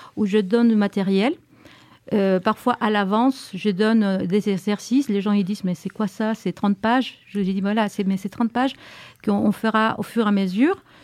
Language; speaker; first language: French; early bilingual, heritage; Spanish